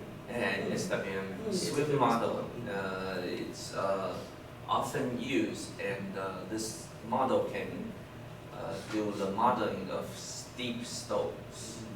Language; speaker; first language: English; non-native, fluent; Chinese